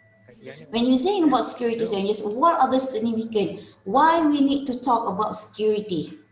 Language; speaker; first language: English; non-native, local second language; Malay